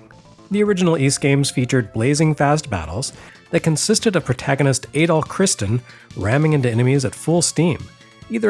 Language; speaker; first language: English; native; English